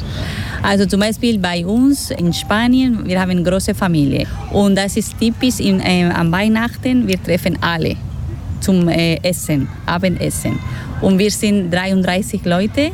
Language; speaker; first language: German; non-native, fluent; Spanish